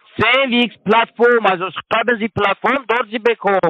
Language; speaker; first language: German; non-native, learner; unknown